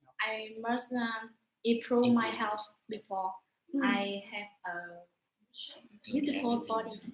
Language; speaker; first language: English; non-native, learner; Vietnamese